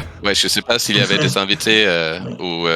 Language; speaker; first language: French; non-native, fluent; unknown